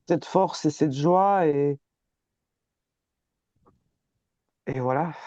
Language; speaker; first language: French; native; French